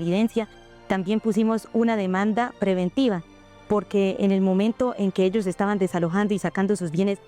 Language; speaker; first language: Spanish; native; Spanish